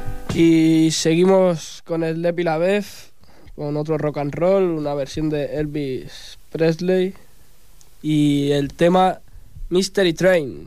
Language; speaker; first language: Spanish; native; Spanish